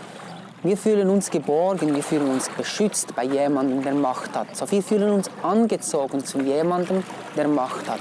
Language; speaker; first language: German; non-native, fluent; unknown